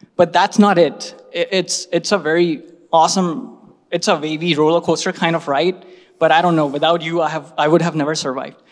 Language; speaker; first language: English; non-native, local second language; Hindi